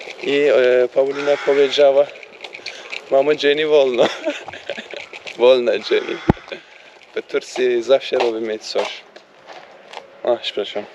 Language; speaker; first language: Polish; non-native, learner; Turkish